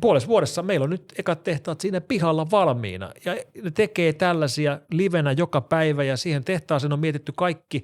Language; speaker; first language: Finnish; native; Finnish